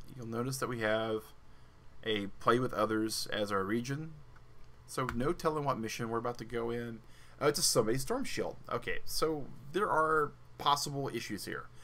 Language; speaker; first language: English; native; English